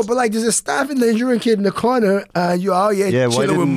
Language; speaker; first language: English; early bilingual, other home language; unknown